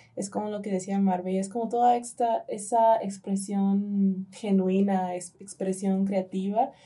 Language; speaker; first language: Spanish; early bilingual, heritage; Spanish